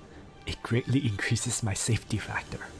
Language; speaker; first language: English; native; English